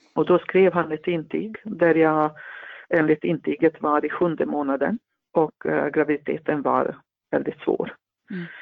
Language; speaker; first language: Swedish; non-native, fluent; Bosnian